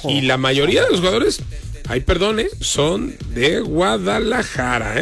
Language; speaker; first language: Spanish; native; Spanish